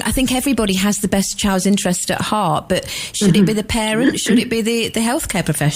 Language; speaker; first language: English; native; English